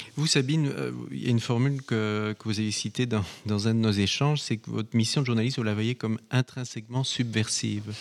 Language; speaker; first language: French; native; French